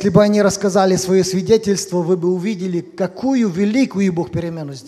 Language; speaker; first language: Polish; non-native, learner; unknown